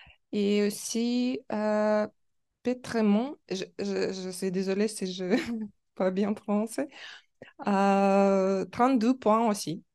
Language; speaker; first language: French; non-native, learner; Russian